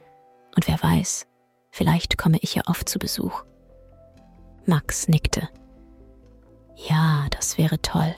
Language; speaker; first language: German; native; German